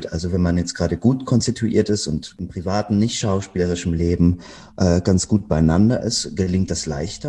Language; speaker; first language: German; native; German